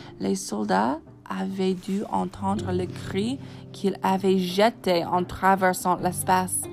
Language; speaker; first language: French; non-native, fluent; English